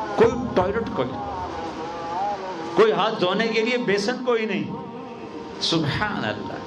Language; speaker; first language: Urdu; non-native, local second language; Punjabi